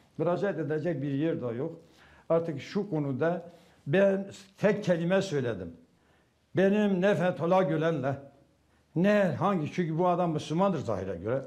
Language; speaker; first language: Turkish; non-native, local second language; Kurdish